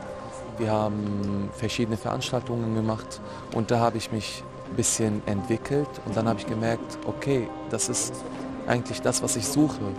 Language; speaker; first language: German; non-native, fluent; Arabic